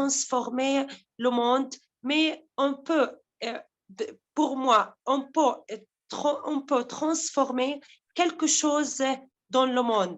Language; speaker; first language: French; non-native, local second language; Arabic